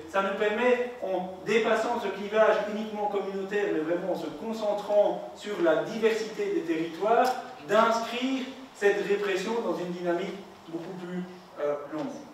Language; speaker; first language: French; native; French